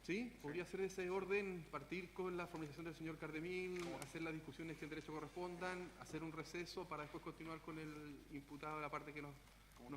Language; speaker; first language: Spanish; native; Spanish